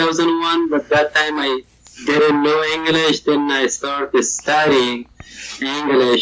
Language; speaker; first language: English; non-native, learner; Persian